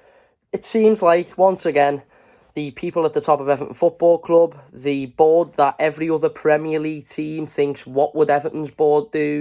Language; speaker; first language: English; native; English